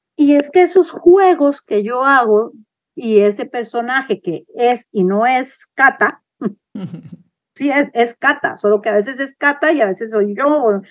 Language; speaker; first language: Spanish; native; Spanish